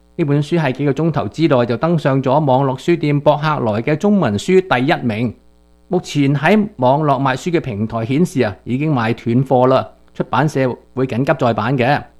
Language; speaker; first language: Chinese; non-native, local second language; Cantonese